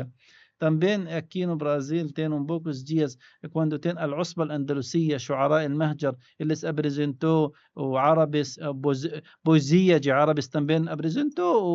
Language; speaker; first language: Portuguese; non-native, learner; Arabic